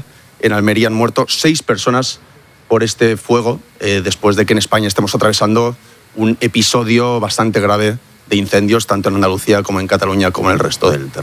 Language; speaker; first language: Spanish; native; Spanish